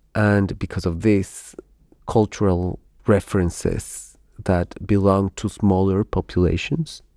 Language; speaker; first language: English; non-native, fluent; Spanish